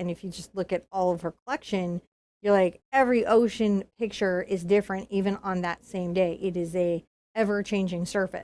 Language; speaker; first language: English; native; English